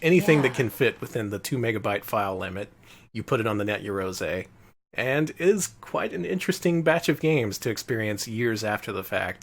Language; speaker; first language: English; native; English